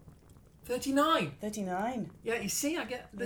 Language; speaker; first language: English; native; English